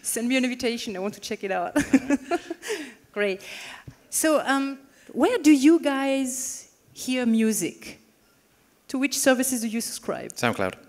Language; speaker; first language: English; non-native, fluent; French